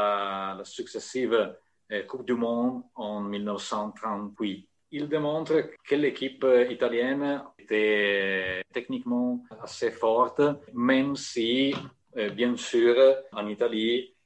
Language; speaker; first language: French; non-native, fluent; Italian